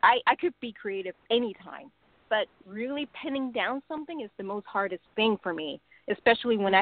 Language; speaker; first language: English; non-native, local second language; Cantonese